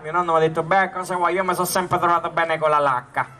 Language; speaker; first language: Italian; native; Italian